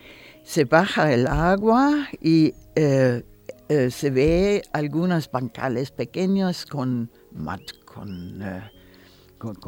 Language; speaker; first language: Spanish; non-native, learner; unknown